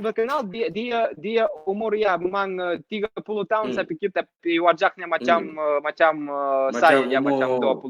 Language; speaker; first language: Indonesian; non-native, fluent; Russian